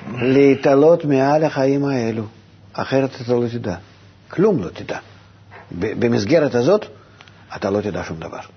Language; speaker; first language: Hebrew; non-native, fluent; Russian